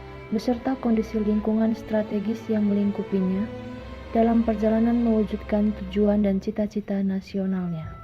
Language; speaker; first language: Indonesian; native; Indonesian